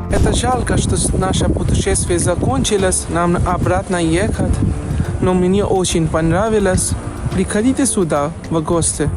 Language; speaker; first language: Russian; non-native, fluent; Bangla